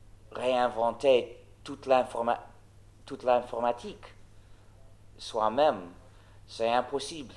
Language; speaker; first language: French; non-native, fluent; English